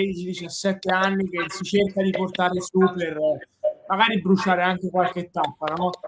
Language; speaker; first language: Italian; native; Italian